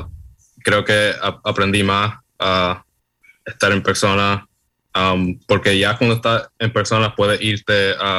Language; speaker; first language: Spanish; early bilingual, heritage; Spanish